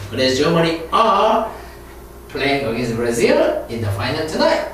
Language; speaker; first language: English; non-native, fluent; Korean